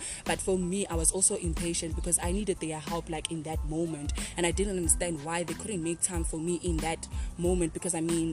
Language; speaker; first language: English; non-native, local second language; Xhosa